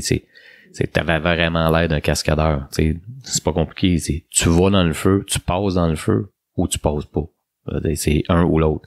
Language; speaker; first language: French; native; French